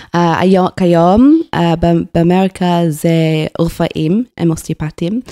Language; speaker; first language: Hebrew; non-native, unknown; English